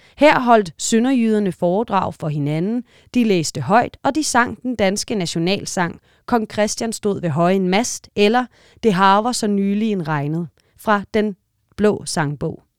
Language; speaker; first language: Danish; native; Danish